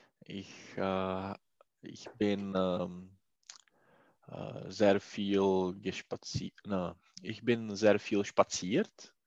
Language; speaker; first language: German; non-native, learner; Czech